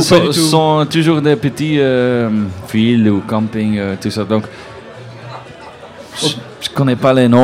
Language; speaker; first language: French; non-native, local second language; Dutch